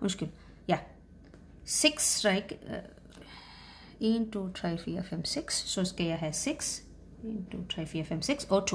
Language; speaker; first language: Danish; non-native, fluent; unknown